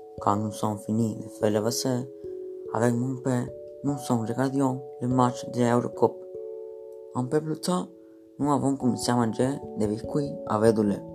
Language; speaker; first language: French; non-native, learner; Romanian